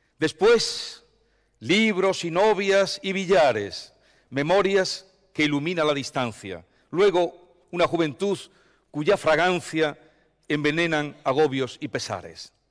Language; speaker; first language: Spanish; native; Spanish